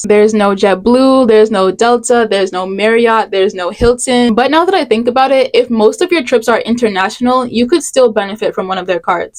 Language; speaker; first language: English; native; English